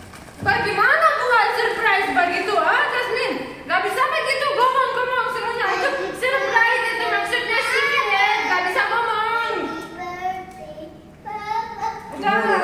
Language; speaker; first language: Indonesian; non-native, learner; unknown